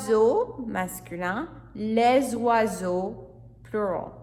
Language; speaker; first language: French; non-native, fluent; English